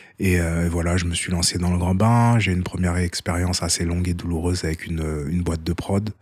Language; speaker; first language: French; early bilingual, other home language; Haitian Creole